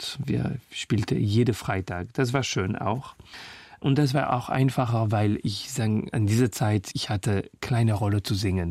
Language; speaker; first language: German; non-native, fluent; French